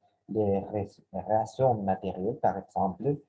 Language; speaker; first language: French; non-native, learner; Spanish